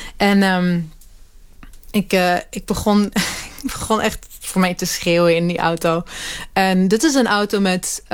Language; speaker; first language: Dutch; early bilingual, other home language; Hebrew